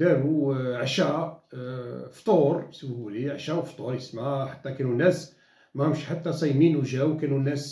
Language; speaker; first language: Arabic; native; Arabic